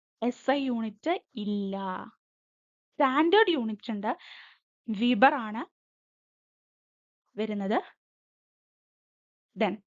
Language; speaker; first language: Malayalam; native; Malayalam